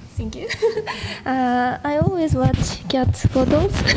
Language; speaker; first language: English; non-native, learner; Japanese